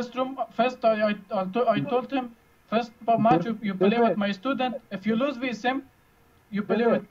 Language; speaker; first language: English; non-native, learner; Uzbek